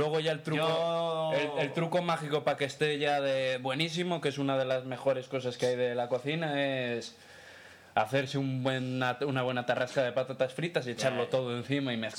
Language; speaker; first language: Spanish; native; Spanish